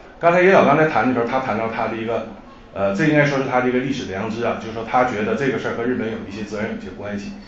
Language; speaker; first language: Chinese; native; Chinese